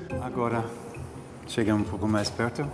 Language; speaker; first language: Portuguese; non-native, learner; German